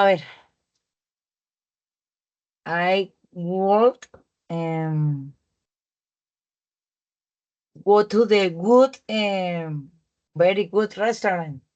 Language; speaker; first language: English; non-native, learner; Spanish